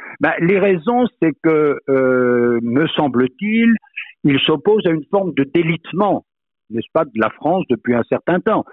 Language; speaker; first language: French; native; French